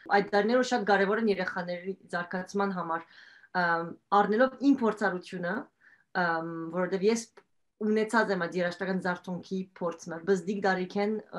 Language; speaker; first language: Armenian; early bilingual, heritage; Armenian